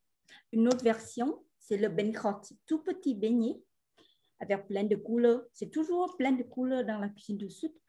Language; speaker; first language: French; non-native, fluent; Vietnamese